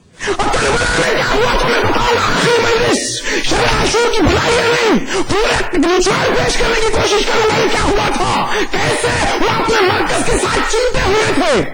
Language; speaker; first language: Urdu; native; Urdu